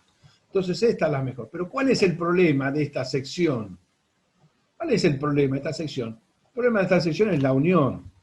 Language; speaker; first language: Spanish; native; Spanish